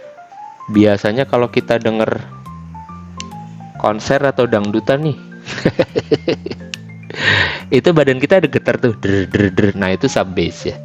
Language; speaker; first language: Indonesian; native; Indonesian